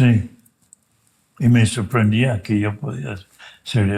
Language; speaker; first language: Spanish; non-native, fluent; English